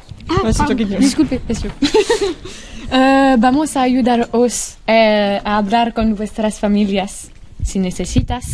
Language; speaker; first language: Spanish; non-native, learner; French